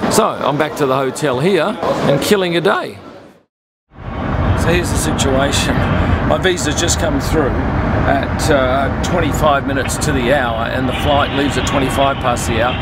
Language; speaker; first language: English; native; English